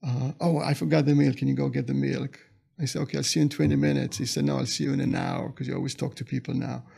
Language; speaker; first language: English; non-native, fluent; Hebrew